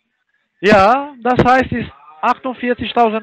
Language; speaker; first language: German; early bilingual, other home language; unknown